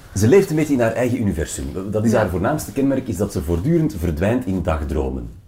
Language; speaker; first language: Dutch; native; Dutch